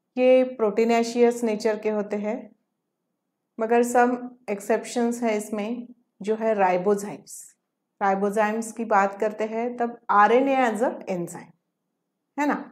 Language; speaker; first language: Hindi; non-native, local second language; Marathi